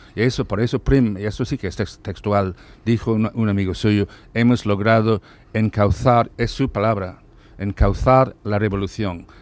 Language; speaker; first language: Spanish; non-native, fluent; English